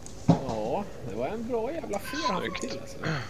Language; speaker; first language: Swedish; native; Swedish